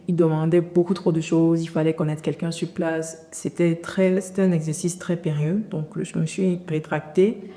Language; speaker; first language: French; native; French